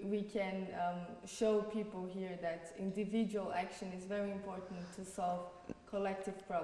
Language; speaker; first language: English; non-native, fluent; Portuguese